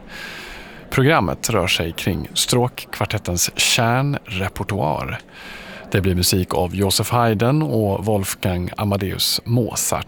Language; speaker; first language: Swedish; native; Swedish